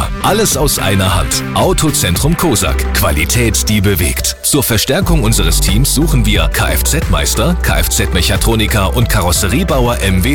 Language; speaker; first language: German; native; German